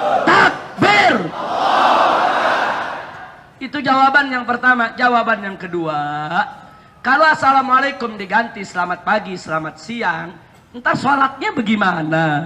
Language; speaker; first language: Indonesian; native; Indonesian